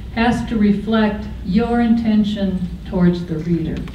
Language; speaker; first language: English; native; English